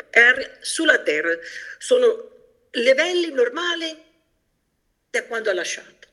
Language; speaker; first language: Italian; early bilingual, heritage; Italian